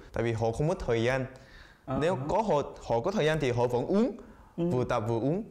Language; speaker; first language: Vietnamese; early bilingual, other home language; Korean